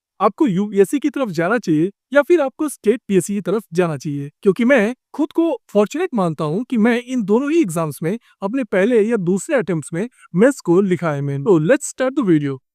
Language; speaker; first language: Hindi; native; Hindi